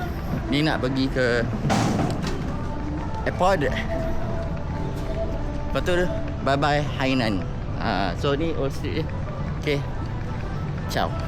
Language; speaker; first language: Malay; native; Malay